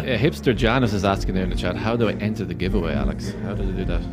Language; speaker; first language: English; native; English